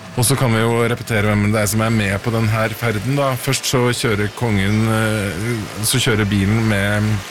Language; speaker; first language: Norwegian; native; Norwegian